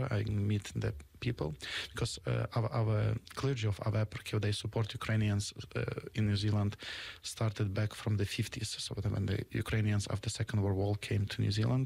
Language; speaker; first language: English; non-native, fluent; Ukrainian